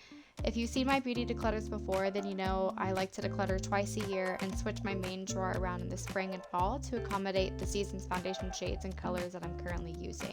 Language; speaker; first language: English; native; English